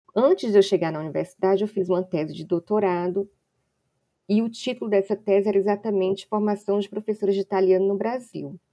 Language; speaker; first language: Portuguese; native; Portuguese